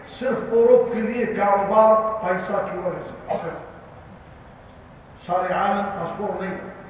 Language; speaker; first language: Urdu; non-native, learner; Arabic